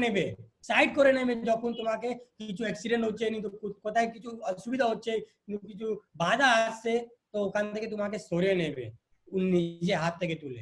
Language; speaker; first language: Bangla; non-native, local second language; Hindi